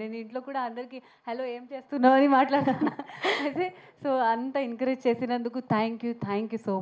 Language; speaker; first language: Telugu; non-native, fluent; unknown